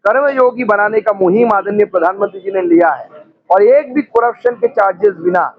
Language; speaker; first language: Hindi; non-native, local second language; Bangla